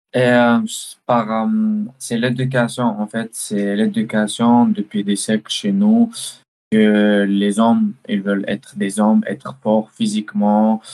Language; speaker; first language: French; early bilingual, heritage; Russian